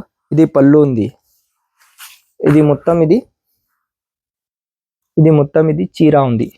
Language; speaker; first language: Telugu; non-native, local second language; Urdu